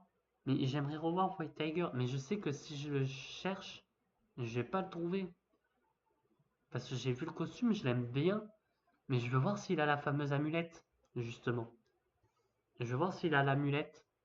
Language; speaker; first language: French; native; French